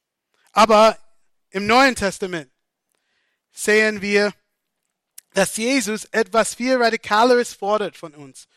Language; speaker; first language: German; non-native, fluent; English